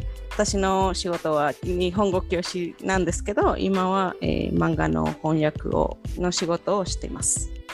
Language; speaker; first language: Japanese; non-native, fluent; Spanish